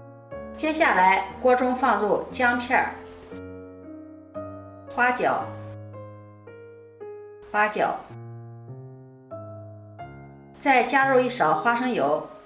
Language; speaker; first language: Chinese; native; Chinese